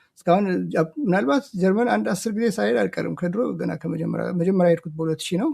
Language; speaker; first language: Amharic; native; Amharic